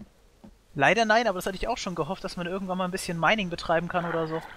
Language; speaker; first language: German; native; German